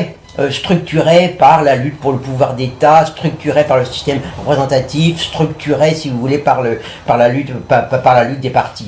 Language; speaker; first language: French; native; French